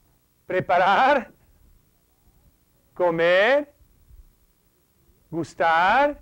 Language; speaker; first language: Spanish; non-native, fluent; English